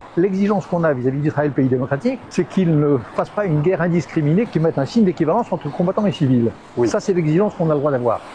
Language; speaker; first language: French; native; French